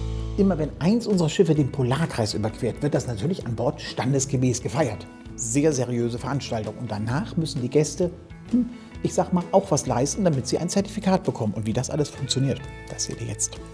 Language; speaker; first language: German; native; German